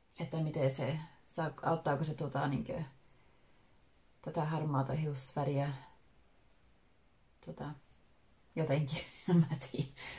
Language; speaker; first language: Finnish; early bilingual, heritage; Finnish